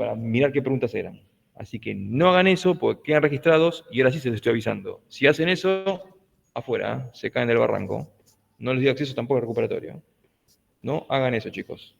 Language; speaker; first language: Spanish; native; Spanish